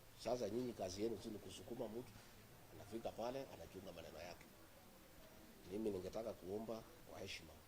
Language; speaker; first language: Swahili; non-native, local second language; Kikuyu